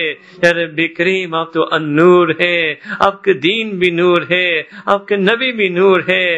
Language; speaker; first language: Urdu; early bilingual, other home language; English